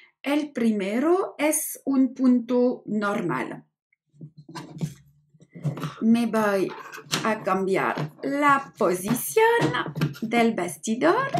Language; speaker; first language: Spanish; non-native, learner; French